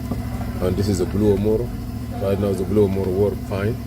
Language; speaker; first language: English; non-native, learner; Arabic